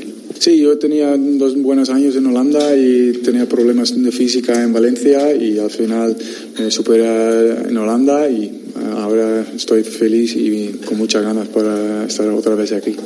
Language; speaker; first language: Spanish; non-native, learner; Dutch